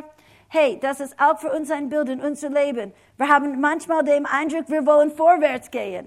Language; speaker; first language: German; non-native, fluent; English